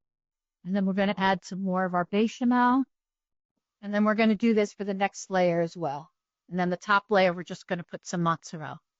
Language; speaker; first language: English; native; English